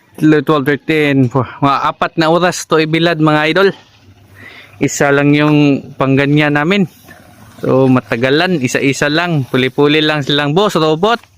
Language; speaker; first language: Filipino; non-native, local second language; Cebuano